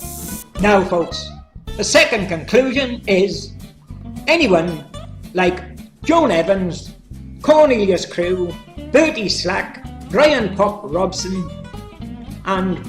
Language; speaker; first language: English; native; English